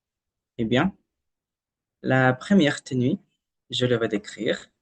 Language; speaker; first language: French; non-native, learner; Spanish